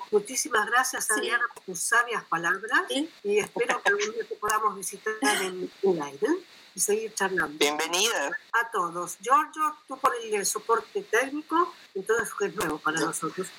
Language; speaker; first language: Spanish; native; Spanish